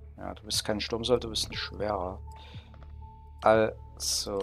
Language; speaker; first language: German; native; German